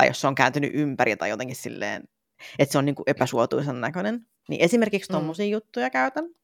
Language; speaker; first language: Finnish; native; Finnish